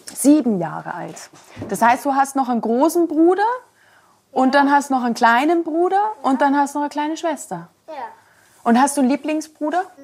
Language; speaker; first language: German; native; German